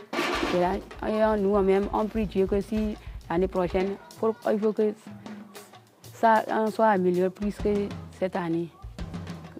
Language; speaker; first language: French; non-native, local second language; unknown